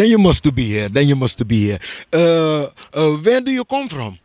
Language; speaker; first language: English; non-native, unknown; Dutch